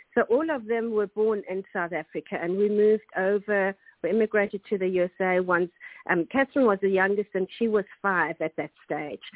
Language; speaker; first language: English; non-native, local second language; German